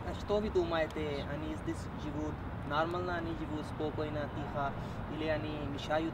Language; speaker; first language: Russian; non-native, learner; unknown